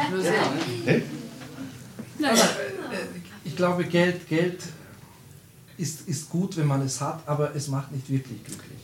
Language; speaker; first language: German; non-native, fluent; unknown